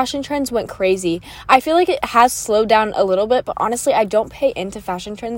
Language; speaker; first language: English; native; English